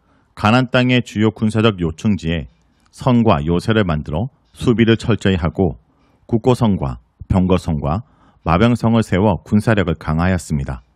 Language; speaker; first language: Korean; native; Korean